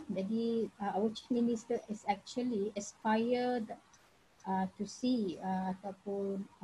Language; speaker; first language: English; non-native, local second language; Malay